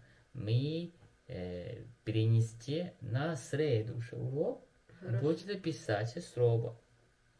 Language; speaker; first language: Russian; non-native, learner; Chinese